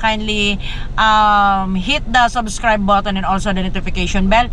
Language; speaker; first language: English; non-native, local second language; Filipino